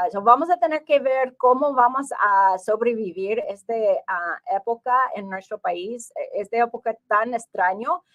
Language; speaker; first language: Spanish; early bilingual, heritage; English